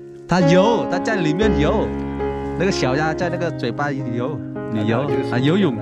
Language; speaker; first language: Chinese; non-native, fluent; Vietnamese